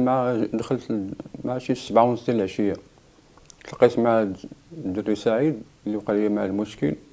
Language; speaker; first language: Arabic; native; Arabic